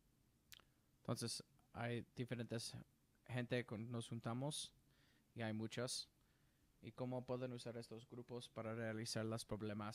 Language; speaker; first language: Spanish; non-native, learner; English